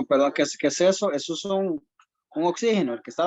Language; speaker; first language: Spanish; native; Spanish